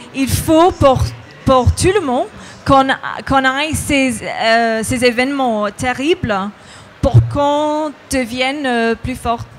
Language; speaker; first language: French; non-native, fluent; English